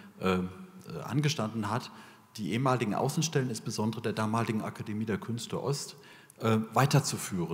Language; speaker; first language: German; native; German